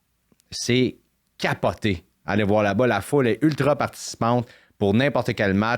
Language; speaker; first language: French; native; French